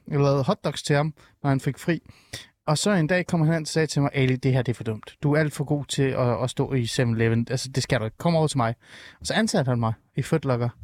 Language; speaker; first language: Danish; early bilingual, other home language; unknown